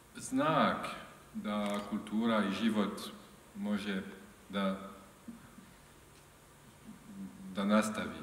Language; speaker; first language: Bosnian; non-native, learner; French